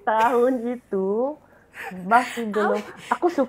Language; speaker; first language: Indonesian; non-native, fluent; Filipino